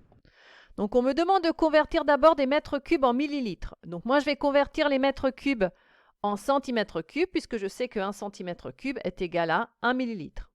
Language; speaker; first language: French; native; French